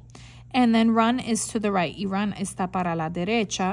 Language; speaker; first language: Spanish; non-native, learner; English